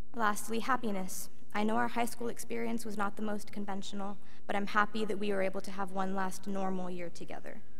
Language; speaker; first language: English; early bilingual, other home language; Spanish